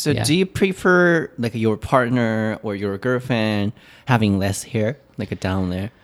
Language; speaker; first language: English; non-native, learner; Japanese